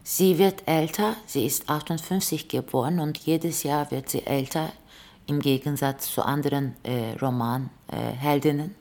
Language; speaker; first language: German; non-native, fluent; Turkish